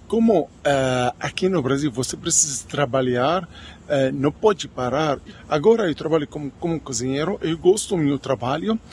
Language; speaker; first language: Portuguese; non-native, learner; Arabic